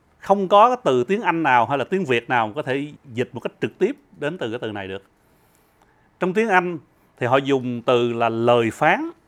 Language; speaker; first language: Vietnamese; early bilingual, heritage; Vietnamese